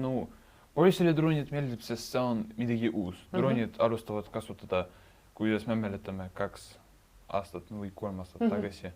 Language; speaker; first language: Estonian; non-native, local second language; Russian